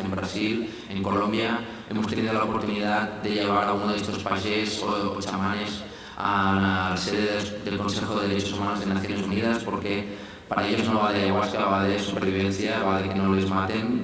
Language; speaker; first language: Spanish; native; Spanish